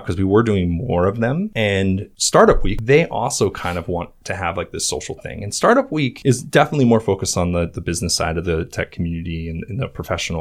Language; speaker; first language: English; native; English